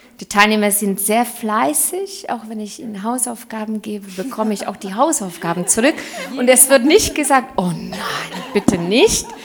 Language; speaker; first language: German; non-native, fluent; Hungarian